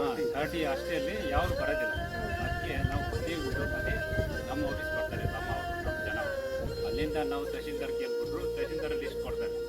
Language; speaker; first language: Kannada; non-native, local second language; Tibetan